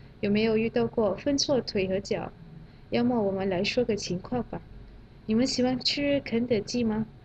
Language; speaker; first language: Chinese; non-native, fluent; Malay